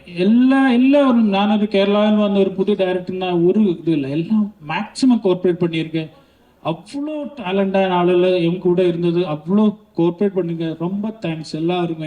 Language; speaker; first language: Tamil; non-native, learner; Malayalam